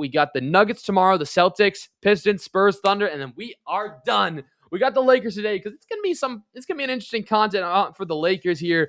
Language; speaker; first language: English; native; English